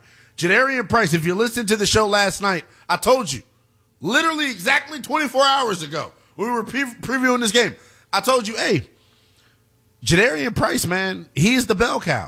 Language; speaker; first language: English; native; English